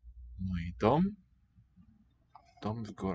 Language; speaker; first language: Russian; non-native, learner; English